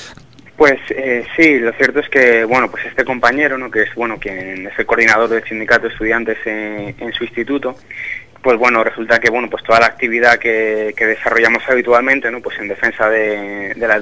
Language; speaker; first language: Spanish; native; Spanish